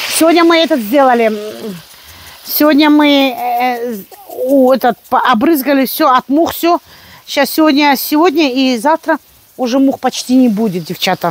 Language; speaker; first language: Russian; native; Russian